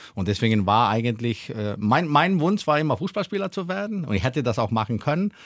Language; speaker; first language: German; non-native, fluent; Icelandic